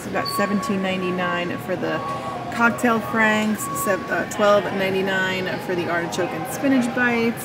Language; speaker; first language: English; native; English